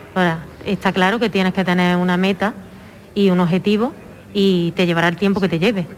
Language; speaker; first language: Spanish; native; Spanish